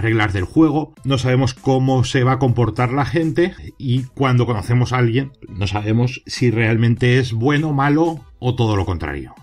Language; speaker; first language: Spanish; native; Spanish